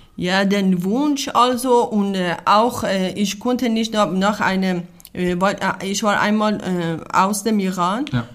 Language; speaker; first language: German; non-native, learner; Persian